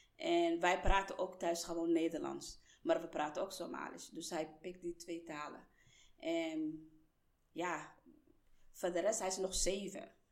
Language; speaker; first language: Dutch; non-native, fluent; Somali